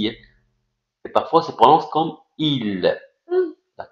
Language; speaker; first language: French; non-native, local second language; Arabic